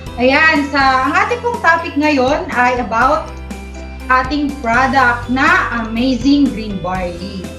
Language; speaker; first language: Filipino; non-native, local second language; Waray